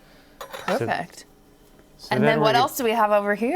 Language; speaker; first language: English; native; English